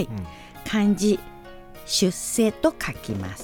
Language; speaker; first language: Japanese; non-native, fluent; Chinese